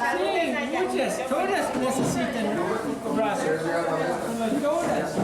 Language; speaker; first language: Spanish; non-native, learner; English